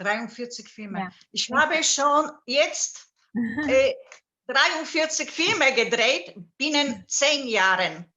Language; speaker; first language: German; non-native, fluent; Polish